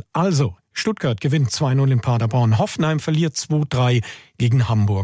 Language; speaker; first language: German; native; German